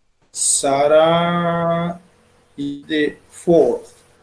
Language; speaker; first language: English; non-native, learner; Spanish